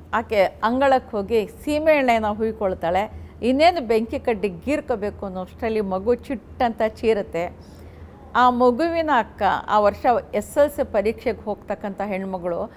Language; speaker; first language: Kannada; non-native, local second language; Urdu